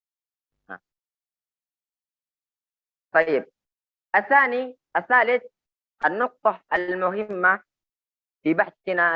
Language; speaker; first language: Arabic; non-native, fluent; Indonesian